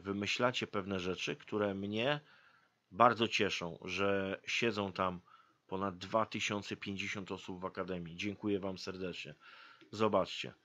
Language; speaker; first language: Polish; native; Polish